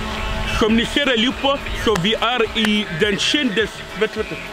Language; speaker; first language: Swedish; non-native, fluent; Arabic